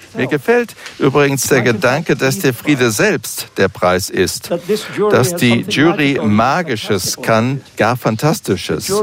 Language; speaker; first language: German; native; German